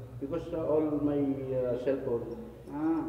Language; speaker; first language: English; non-native, local second language; Filipino